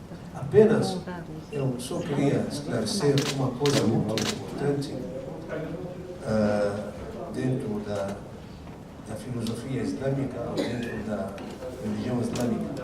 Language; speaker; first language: Portuguese; non-native, fluent; Arabic